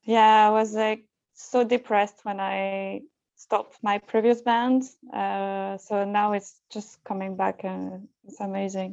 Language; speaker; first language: English; non-native, fluent; French